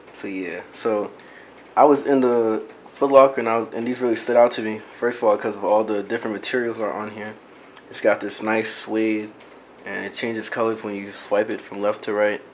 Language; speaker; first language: English; native; English